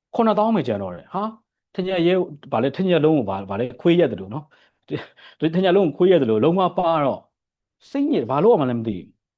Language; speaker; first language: Burmese; native; Burmese